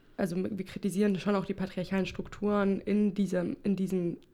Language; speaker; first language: German; non-native, local second language; Upper Sorbian